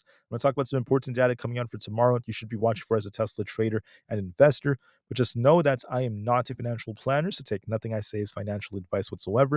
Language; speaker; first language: English; native; English